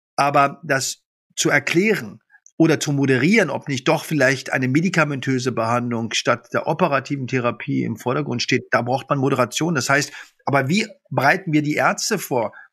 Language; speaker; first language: German; early bilingual, other home language; Arabic